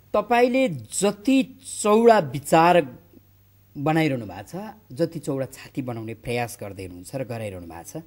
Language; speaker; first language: Nepali; native; Nepali